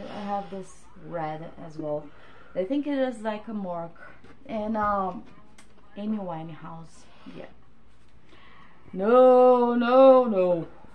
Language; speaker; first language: English; non-native, learner; Portuguese